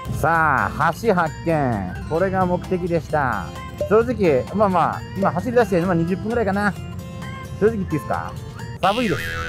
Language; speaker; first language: Japanese; native; Japanese